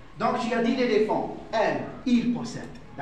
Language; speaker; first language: French; non-native, fluent; Arabic